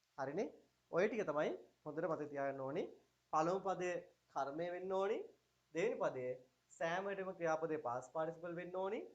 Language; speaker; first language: Sinhala; native; Sinhala